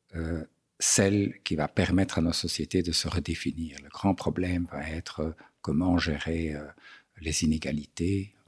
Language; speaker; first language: French; native; French